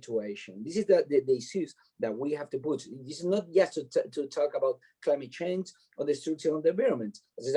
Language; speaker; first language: English; non-native, fluent; Spanish